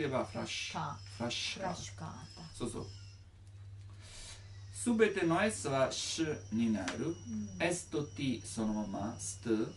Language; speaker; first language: Japanese; non-native, learner; Italian